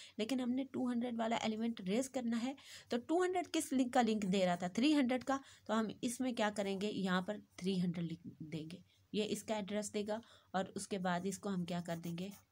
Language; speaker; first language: Urdu; native; Urdu